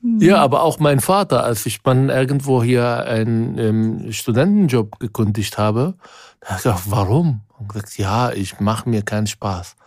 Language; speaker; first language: German; non-native, fluent; Arabic